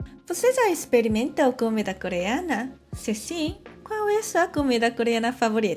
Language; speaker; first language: Portuguese; non-native, fluent; Korean